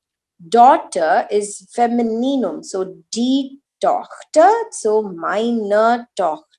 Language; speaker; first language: German; non-native, learner; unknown